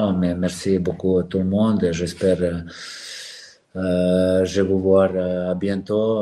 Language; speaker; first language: French; non-native, learner; Serbian